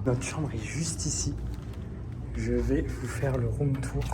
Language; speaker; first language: French; native; French